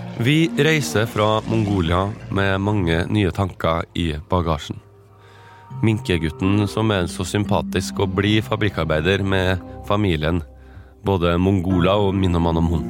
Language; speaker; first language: Norwegian; native; Norwegian